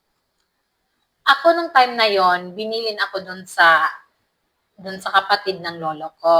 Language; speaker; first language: Filipino; non-native, local second language; Cebuano